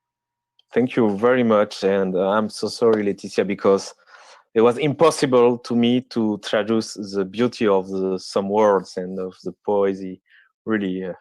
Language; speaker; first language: English; non-native, fluent; French